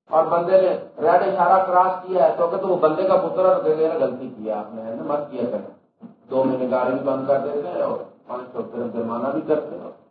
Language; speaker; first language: Urdu; non-native, local second language; Punjabi